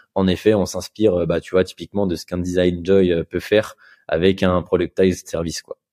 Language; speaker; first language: French; native; French